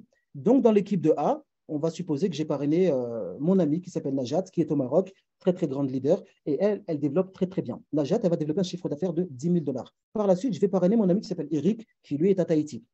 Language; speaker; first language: French; native; French